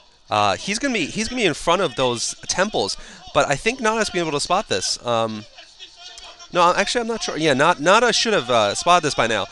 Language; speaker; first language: English; native; English